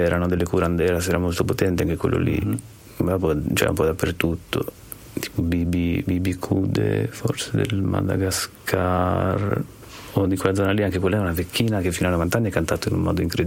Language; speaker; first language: Italian; native; Italian